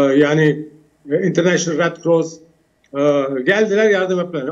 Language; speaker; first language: Turkish; early bilingual, heritage; Turkish